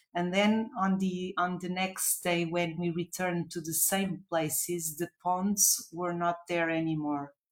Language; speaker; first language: English; non-native, fluent; Portuguese